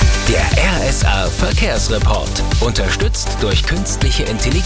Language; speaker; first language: German; native; German